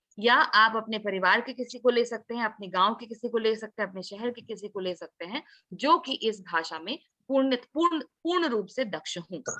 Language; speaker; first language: Hindi; non-native, local second language; Assamese